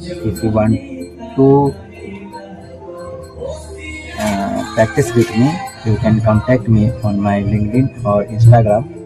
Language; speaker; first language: English; non-native, learner; Hindi